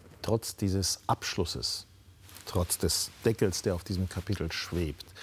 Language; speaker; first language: German; native; German